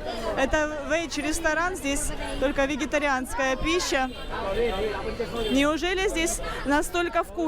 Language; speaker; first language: Russian; native; Russian